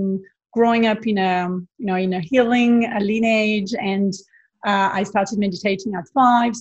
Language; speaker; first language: English; non-native, fluent; French